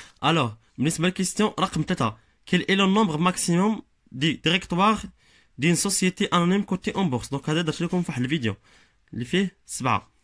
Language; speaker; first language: French; non-native, local second language; Arabic